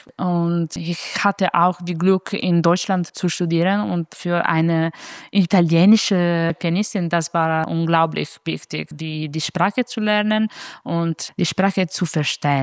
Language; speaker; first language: German; non-native, fluent; Italian